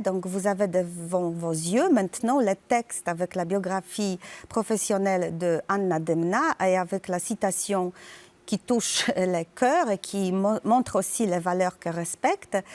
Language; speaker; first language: French; non-native, fluent; Polish